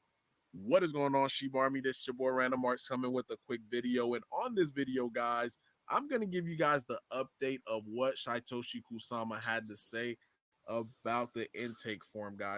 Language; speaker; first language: English; native; English